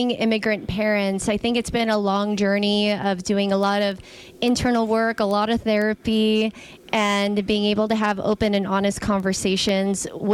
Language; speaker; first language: English; native; English